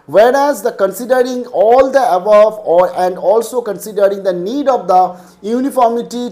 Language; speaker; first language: English; non-native, local second language; Bangla